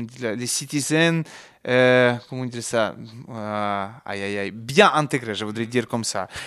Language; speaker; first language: French; non-native, learner; Ukrainian